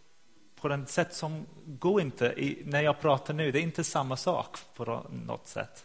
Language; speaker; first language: Swedish; non-native, fluent; English